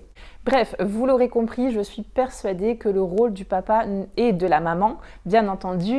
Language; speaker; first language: French; native; French